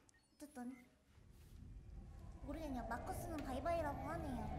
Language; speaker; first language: Korean; native; Korean